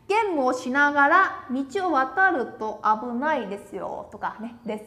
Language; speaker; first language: Japanese; non-native, fluent; Vietnamese